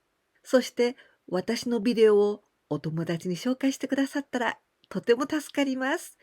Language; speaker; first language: Japanese; non-native, fluent; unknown